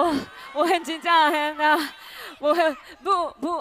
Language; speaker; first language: Chinese; non-native, learner; Japanese